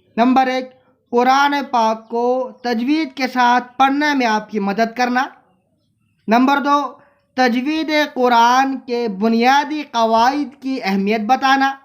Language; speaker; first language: Urdu; non-native, local second language; Kashmiri